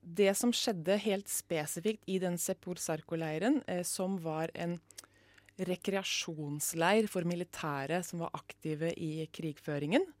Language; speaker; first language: Norwegian; native; Norwegian